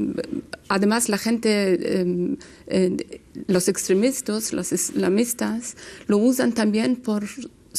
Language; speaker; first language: Spanish; non-native, learner; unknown